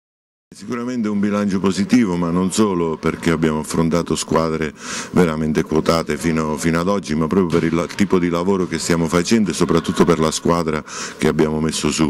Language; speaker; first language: Italian; native; Italian